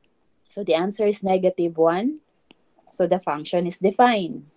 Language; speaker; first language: English; non-native, local second language; Filipino